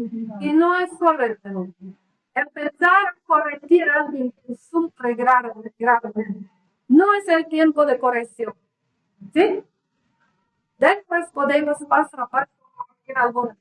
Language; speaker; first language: Spanish; non-native, learner; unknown